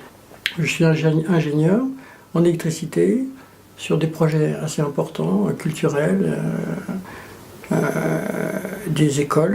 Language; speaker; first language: French; early bilingual, other home language; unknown